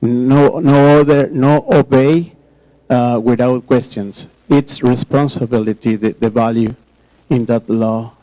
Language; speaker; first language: English; non-native, learner; Spanish